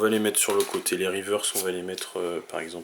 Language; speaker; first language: French; native; French